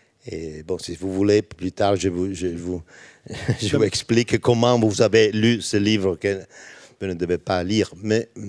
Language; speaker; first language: French; non-native, learner; Italian